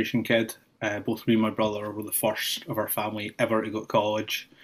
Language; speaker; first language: English; native; English